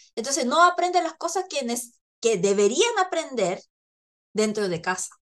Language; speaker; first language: Spanish; non-native, fluent; Korean